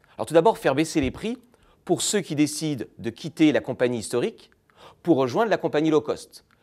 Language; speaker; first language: French; native; French